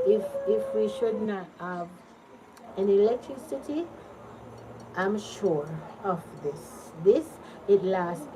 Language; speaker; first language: English; non-native, local second language; Jamaican Creole English